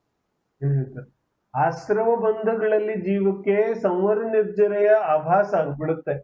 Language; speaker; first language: Kannada; non-native, local second language; Hindi